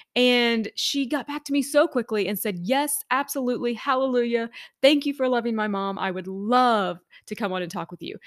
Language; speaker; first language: English; native; English